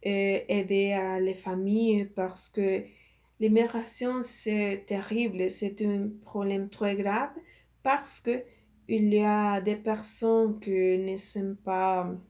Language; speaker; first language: French; non-native, learner; Spanish